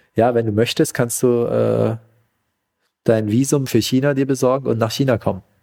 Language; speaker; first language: German; native; German